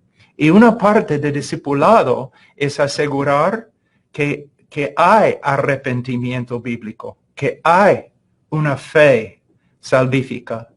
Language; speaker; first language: Spanish; non-native, fluent; English